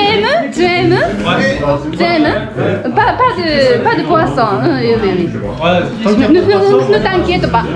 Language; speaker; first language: French; non-native, learner; Japanese